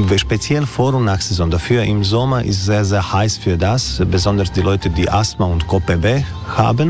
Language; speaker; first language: German; non-native, learner; Croatian